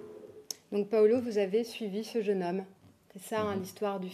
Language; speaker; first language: French; native; French